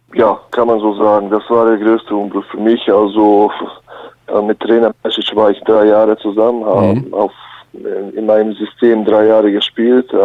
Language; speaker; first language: German; early bilingual, other home language; Bosnian